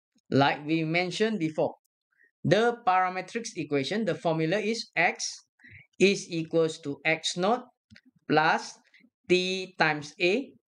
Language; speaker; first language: English; non-native, local second language; Malay